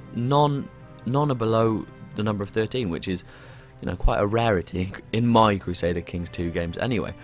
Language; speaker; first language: English; native; English